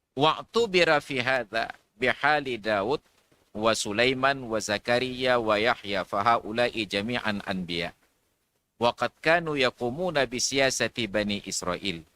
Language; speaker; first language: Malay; non-native, local second language; Achinese